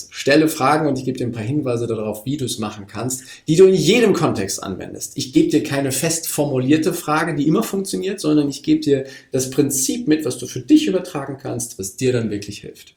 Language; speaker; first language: German; native; German